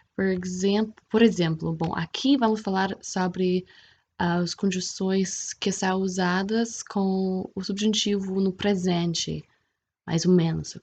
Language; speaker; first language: Portuguese; non-native, fluent; English